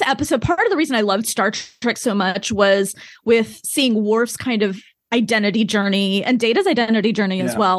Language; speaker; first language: English; native; English